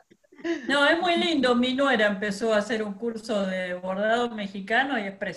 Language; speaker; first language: Spanish; native; Spanish